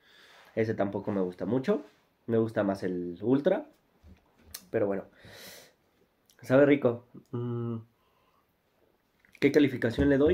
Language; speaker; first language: Spanish; native; Spanish